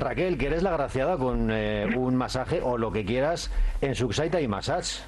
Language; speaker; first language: Spanish; native; Spanish